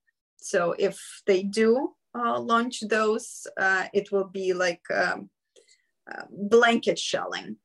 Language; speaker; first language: English; non-native, fluent; Ukrainian